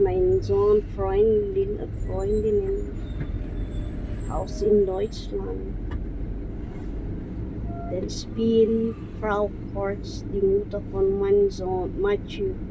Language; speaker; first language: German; non-native, learner; Filipino